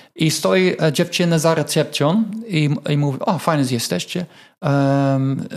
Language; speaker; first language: Polish; non-native, fluent; Dutch